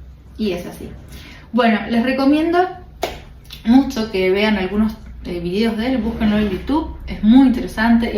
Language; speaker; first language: Spanish; native; Spanish